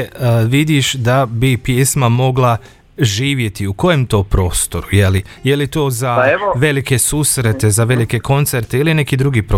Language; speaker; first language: Croatian; native; Croatian